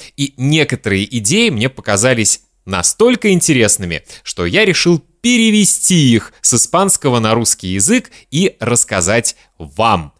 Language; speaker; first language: Russian; native; Russian